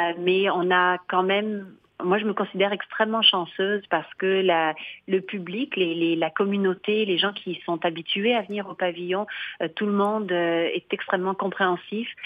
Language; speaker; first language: French; native; French